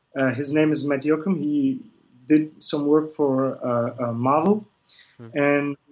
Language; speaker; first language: English; early bilingual, other home language; Kurdish